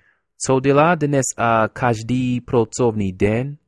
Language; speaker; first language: Czech; non-native, learner; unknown